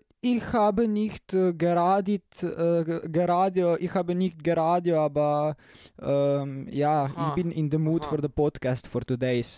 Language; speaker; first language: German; non-native, learner; Slovenian